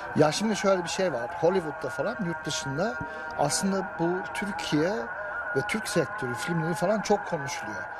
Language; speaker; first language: Turkish; early bilingual, heritage; Turkish